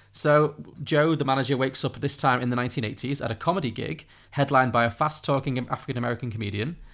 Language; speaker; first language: English; native; English